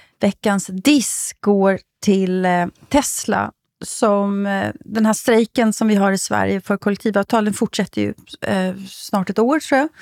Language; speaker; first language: Swedish; native; Swedish